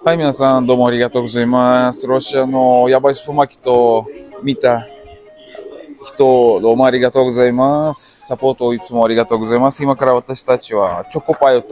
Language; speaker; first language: Japanese; non-native, learner; Russian